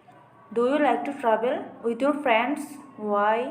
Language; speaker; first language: English; non-native, fluent; Bangla